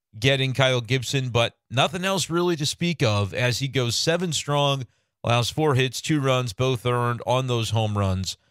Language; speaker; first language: English; native; English